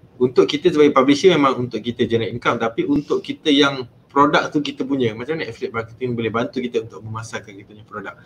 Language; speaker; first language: Malay; native; Malay